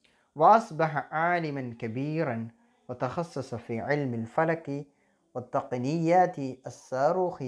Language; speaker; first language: Arabic; non-native, fluent; Malayalam